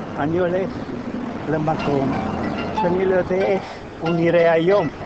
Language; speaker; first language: Hebrew; non-native, fluent; Romanian